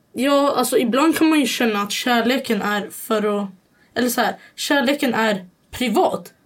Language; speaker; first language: Swedish; early bilingual, other home language; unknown